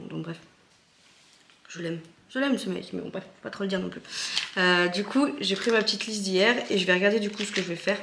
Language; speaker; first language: French; native; French